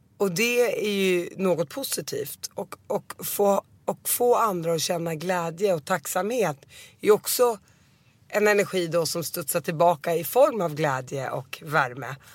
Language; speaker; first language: Swedish; early bilingual, other home language; Arabic